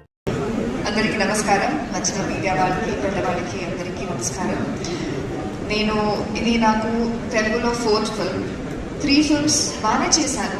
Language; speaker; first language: Telugu; non-native, fluent; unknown